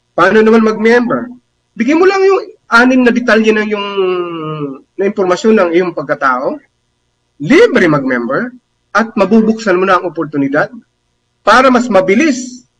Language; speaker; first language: Filipino; non-native, local second language; Bikol